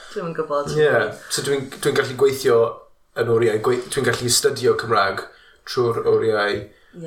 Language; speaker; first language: Welsh; non-native, local second language; English